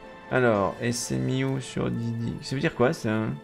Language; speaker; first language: French; native; French